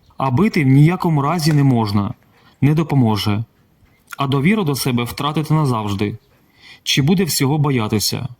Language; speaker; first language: Ukrainian; non-native, local second language; Russian